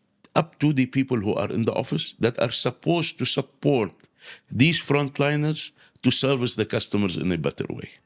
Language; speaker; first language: English; non-native, local second language; Arabic